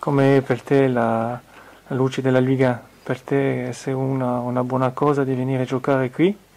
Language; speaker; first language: Italian; non-native, fluent; French